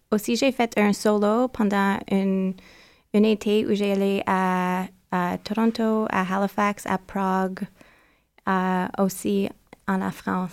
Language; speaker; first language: French; non-native, learner; English